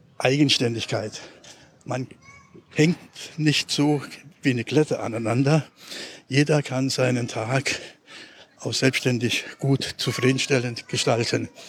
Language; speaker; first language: German; native; German